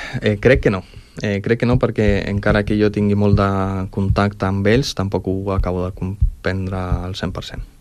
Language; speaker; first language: Catalan; early bilingual, other home language; Ukrainian